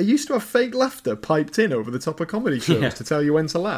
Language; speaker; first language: English; native; English